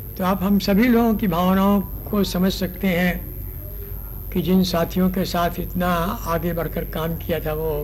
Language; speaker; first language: Hindi; native; Hindi